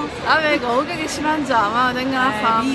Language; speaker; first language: Italian; native; Italian